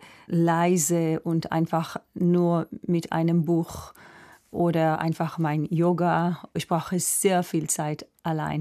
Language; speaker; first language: German; non-native, fluent; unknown